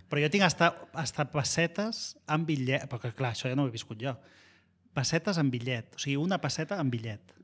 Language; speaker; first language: Catalan; native; Catalan